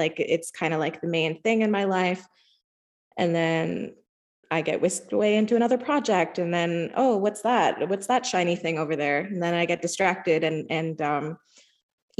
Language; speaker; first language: English; native; English